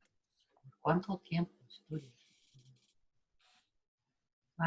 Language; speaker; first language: Spanish; non-native, learner; English